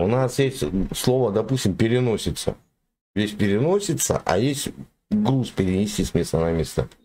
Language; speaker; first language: Russian; native; Russian